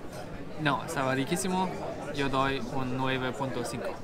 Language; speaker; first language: Spanish; non-native, learner; German